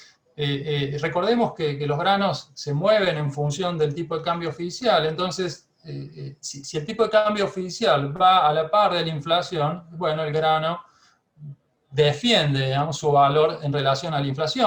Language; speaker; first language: Spanish; native; Spanish